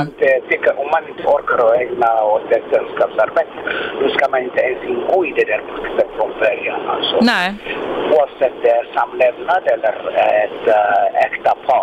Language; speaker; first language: Swedish; non-native, fluent; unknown